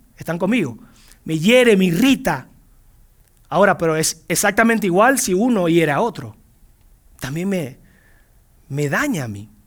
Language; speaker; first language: Spanish; native; Spanish